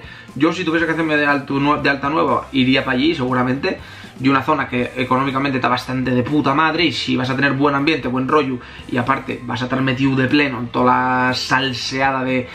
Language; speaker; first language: Spanish; native; Spanish